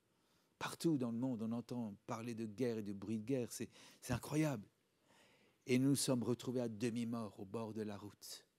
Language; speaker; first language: French; native; French